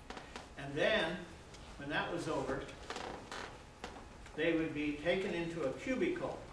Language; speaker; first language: English; native; English